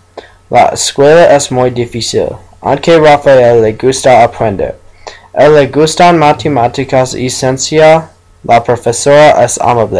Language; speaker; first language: Spanish; non-native, learner; English